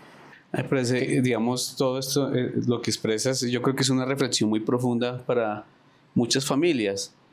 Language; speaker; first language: Spanish; native; Spanish